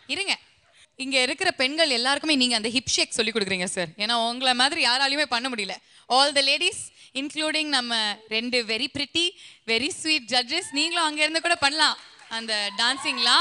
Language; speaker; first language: Tamil; native; Tamil